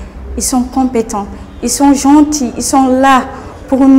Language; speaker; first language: French; non-native, local second language; Wolof